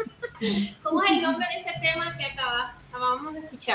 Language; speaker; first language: Spanish; native; Spanish